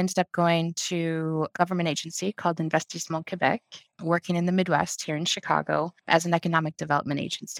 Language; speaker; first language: English; native; English